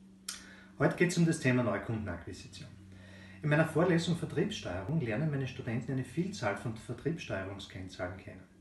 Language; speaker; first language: German; native; German